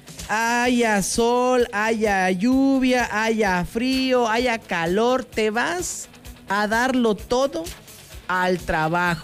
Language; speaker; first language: Spanish; native; Spanish